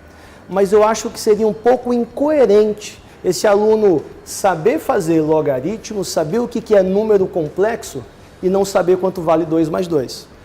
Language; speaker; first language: Portuguese; native; Portuguese